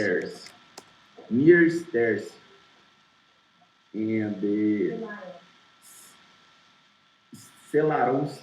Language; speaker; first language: English; non-native, learner; Portuguese